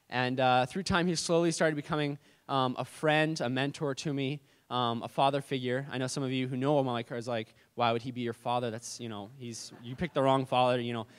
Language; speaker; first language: English; native; English